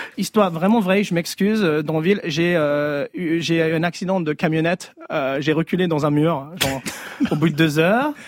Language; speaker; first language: French; early bilingual, other home language; English